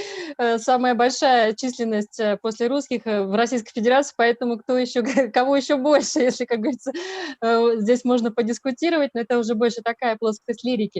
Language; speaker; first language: Russian; native; Russian